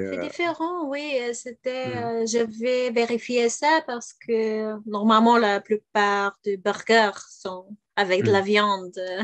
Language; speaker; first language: French; non-native, fluent; Bulgarian